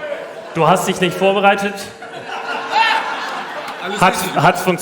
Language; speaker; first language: German; native; German